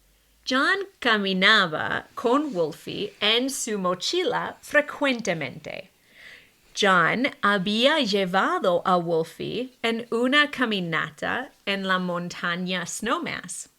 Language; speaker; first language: Spanish; non-native, fluent; English